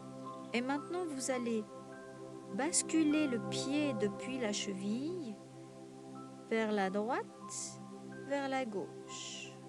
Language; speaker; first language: French; native; French